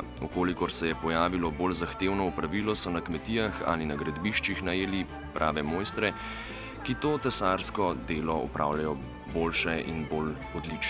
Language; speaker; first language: Slovenian; native; Slovenian